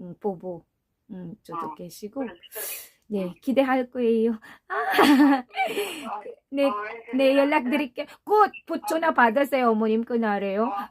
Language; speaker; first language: Korean; non-native, fluent; Filipino